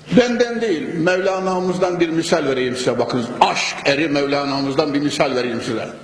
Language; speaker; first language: Turkish; native; Turkish